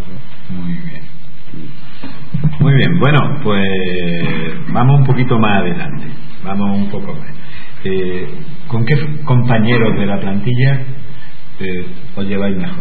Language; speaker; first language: Spanish; native; Spanish